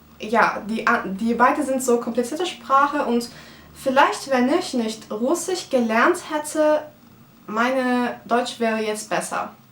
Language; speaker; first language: German; non-native, fluent; Turkish